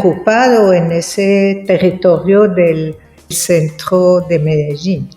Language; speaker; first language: Spanish; non-native, fluent; French